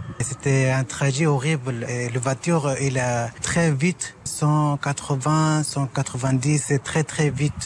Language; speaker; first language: French; non-native, learner; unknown